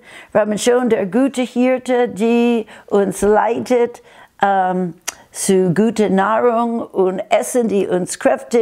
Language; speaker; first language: German; non-native, fluent; English